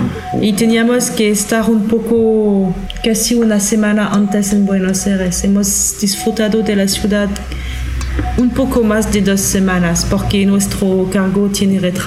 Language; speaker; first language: Spanish; non-native, fluent; French